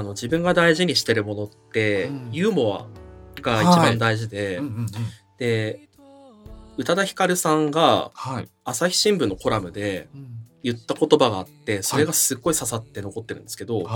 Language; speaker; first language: Japanese; native; Japanese